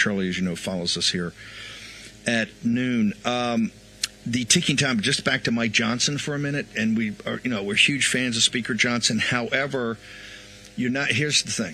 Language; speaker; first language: English; native; English